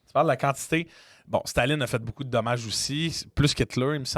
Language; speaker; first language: French; native; French